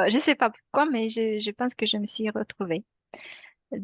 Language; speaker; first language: French; non-native, fluent; Romanian